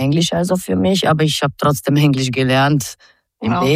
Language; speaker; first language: German; non-native, fluent; Croatian